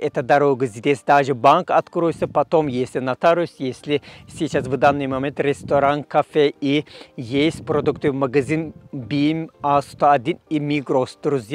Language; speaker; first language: Russian; non-native, fluent; Turkish